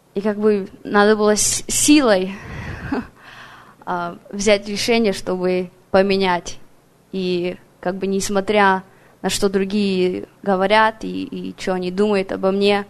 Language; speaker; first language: Russian; early bilingual, heritage; Russian